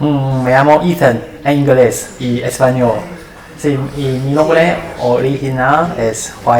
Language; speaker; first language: Spanish; non-native, learner; Chinese